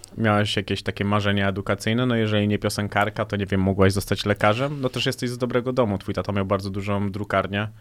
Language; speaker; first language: Polish; native; Polish